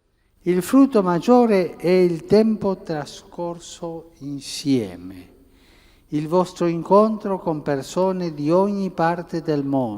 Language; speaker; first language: Italian; early bilingual, heritage; Spanish